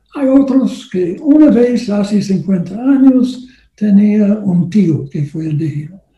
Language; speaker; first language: Spanish; non-native, learner; English